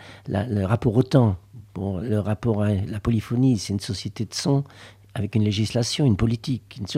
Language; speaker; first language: French; native; French